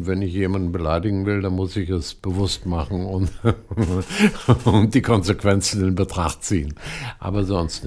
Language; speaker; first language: German; non-native, fluent; Hebrew